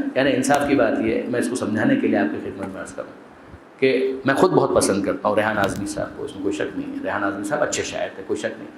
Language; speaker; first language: Urdu; non-native, local second language; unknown